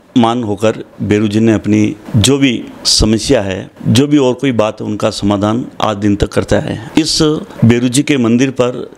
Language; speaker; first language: Hindi; native; Hindi